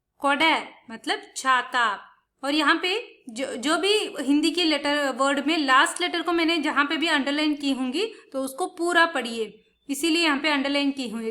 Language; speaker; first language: Hindi; non-native, local second language; Tamil